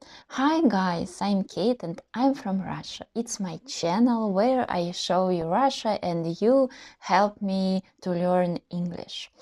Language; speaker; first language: English; non-native, learner; Russian